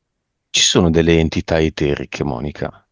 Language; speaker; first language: Italian; native; Italian